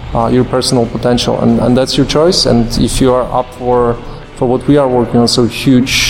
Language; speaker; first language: English; non-native, fluent; Polish